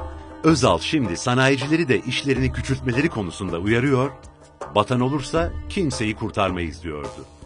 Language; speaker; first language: Turkish; native; Turkish